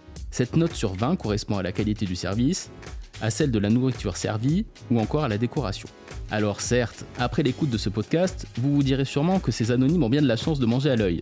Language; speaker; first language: French; native; French